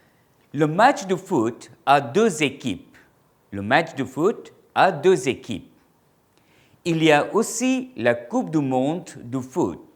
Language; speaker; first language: French; non-native, fluent; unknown